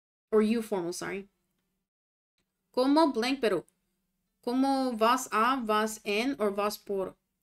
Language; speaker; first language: Spanish; non-native, learner; English